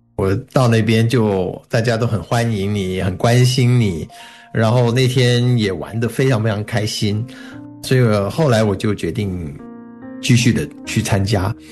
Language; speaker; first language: Chinese; native; Chinese